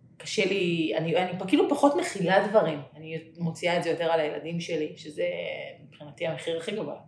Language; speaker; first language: Hebrew; native; Hebrew